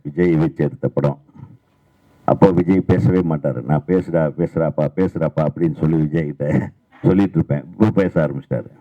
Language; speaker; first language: Tamil; native; Tamil